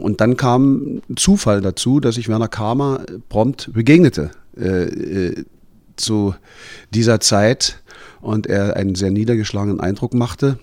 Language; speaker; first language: German; native; German